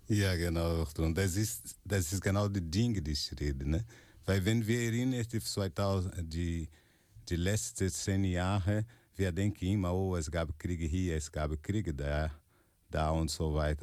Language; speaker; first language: German; non-native, fluent; Portuguese